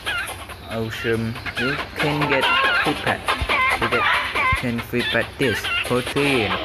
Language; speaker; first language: English; non-native, learner; Indonesian